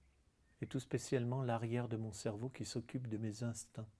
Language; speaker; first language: French; native; French